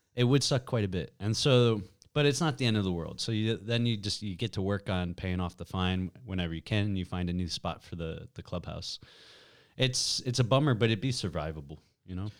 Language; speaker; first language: English; native; English